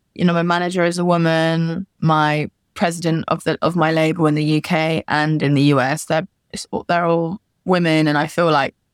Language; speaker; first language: English; native; English